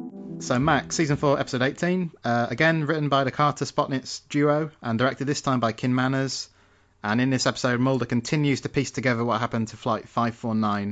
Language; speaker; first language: English; native; English